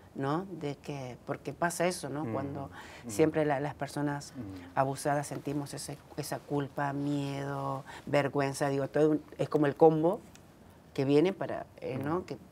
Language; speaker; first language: Spanish; native; Spanish